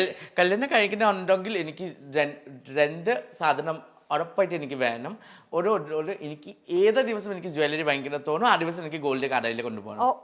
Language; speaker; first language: Malayalam; non-native, fluent; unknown